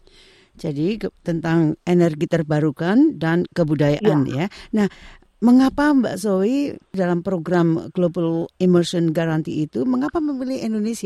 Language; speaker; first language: Indonesian; native; Indonesian